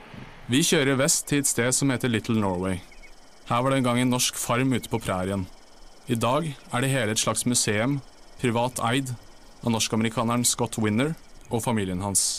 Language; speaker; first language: Norwegian; native; Norwegian